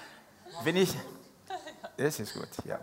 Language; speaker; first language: German; non-native, learner; Portuguese